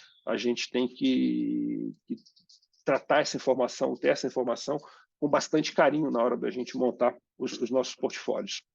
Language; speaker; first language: Portuguese; native; Portuguese